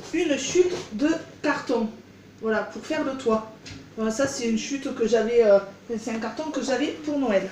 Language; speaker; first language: French; native; French